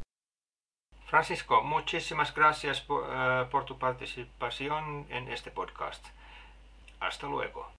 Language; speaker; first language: Spanish; non-native, learner; Finnish